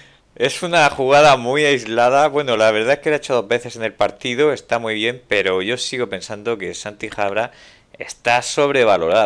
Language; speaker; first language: Spanish; native; Spanish